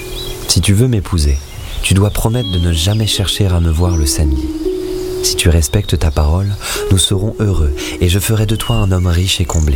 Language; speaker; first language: French; native; French